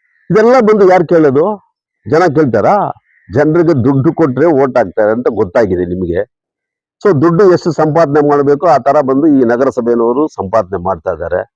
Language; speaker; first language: Kannada; non-native, local second language; Tamil